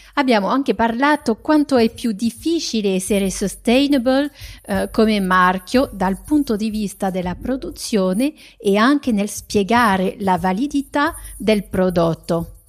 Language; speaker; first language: Italian; non-native, fluent; French